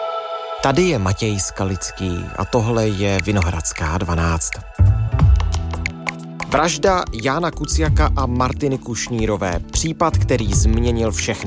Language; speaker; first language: Czech; native; Czech